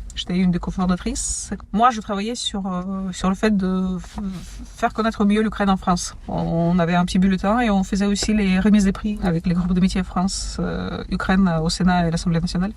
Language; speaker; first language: French; non-native, fluent; Ukrainian